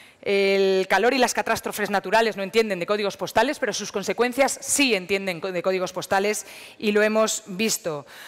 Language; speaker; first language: Spanish; native; Spanish